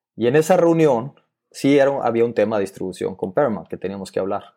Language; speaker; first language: Spanish; native; Spanish